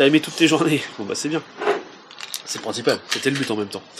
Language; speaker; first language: French; native; French